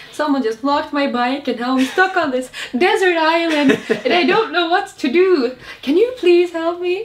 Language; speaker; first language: English; non-native, fluent; Finnish